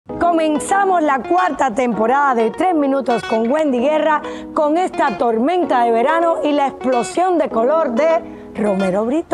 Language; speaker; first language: Spanish; native; Spanish